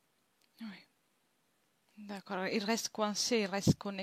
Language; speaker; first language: French; non-native, fluent; Italian